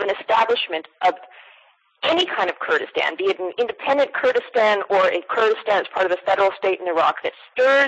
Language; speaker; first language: English; native; English